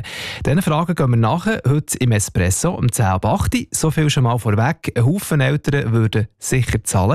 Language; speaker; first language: German; native; German